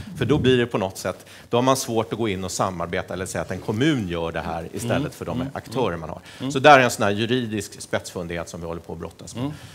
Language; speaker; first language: Swedish; native; Swedish